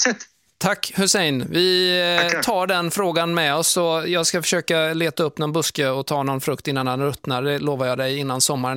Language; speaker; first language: Swedish; native; Swedish